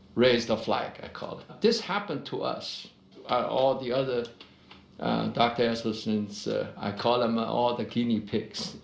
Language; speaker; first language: English; non-native, fluent; Chinese